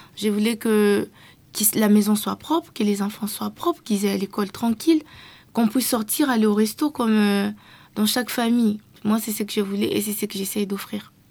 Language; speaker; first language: French; non-native, local second language; Lingala